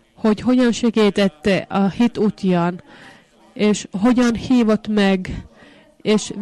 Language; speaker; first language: Hungarian; non-native, fluent; Finnish